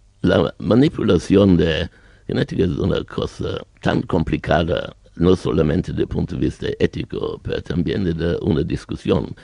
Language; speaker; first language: Spanish; non-native, learner; German